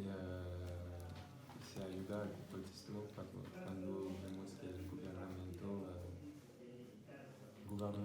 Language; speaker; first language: Spanish; non-native, learner; French